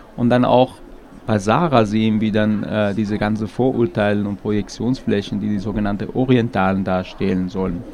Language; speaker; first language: German; non-native, fluent; Persian